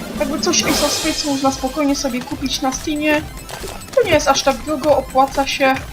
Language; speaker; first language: Polish; native; Polish